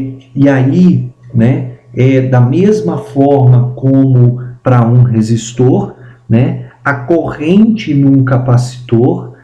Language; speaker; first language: Portuguese; native; Portuguese